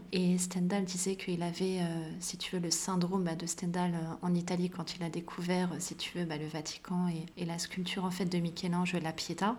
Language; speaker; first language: French; early bilingual, other home language; Arabic